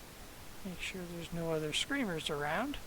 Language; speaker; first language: English; native; English